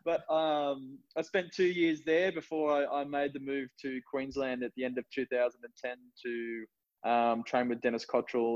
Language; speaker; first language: English; native; English